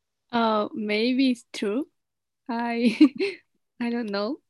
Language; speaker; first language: English; non-native, learner; Spanish